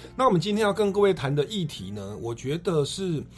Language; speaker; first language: Chinese; non-native, local second language; Min Nan Chinese